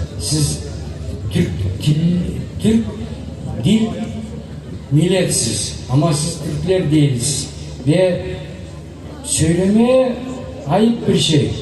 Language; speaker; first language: Turkish; non-native, learner; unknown